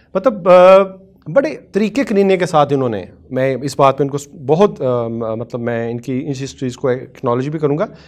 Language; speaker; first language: Urdu; non-native, local second language; Punjabi